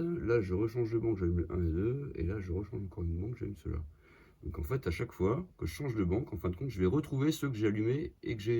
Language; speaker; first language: French; native; French